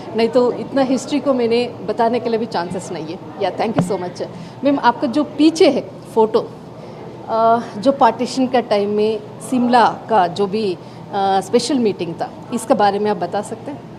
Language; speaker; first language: Hindi; non-native, local second language; Telugu